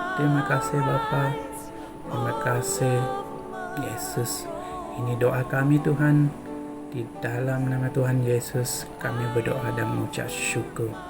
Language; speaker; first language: Malay; non-native, local second language; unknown